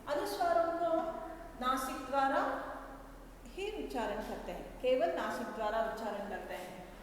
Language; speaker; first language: Hindi; non-native, local second language; Kannada